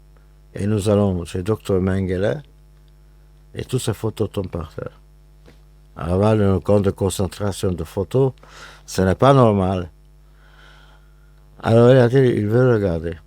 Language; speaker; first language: French; non-native, fluent; Hungarian